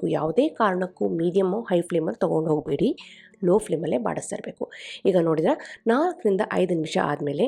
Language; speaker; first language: Kannada; native; Kannada